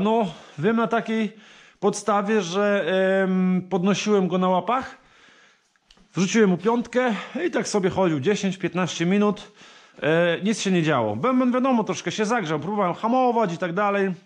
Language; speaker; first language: Polish; native; Polish